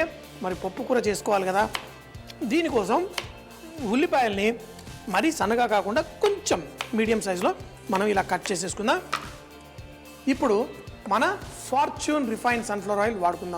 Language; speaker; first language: Telugu; native; Telugu